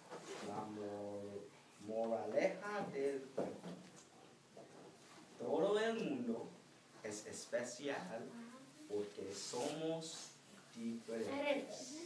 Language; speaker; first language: Spanish; non-native, fluent; English